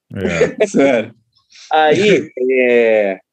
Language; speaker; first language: Portuguese; native; Portuguese